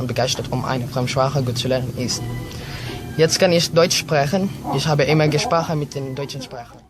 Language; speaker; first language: German; non-native, learner; Filipino